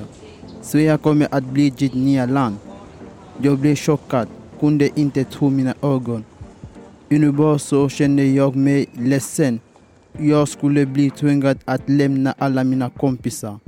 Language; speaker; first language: Swedish; non-native, fluent; French